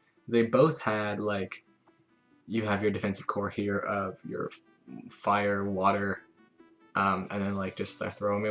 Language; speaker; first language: English; native; English